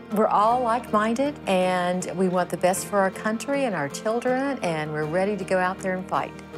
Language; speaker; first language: English; native; English